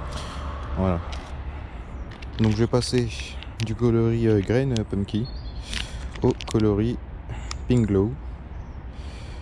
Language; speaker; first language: French; native; French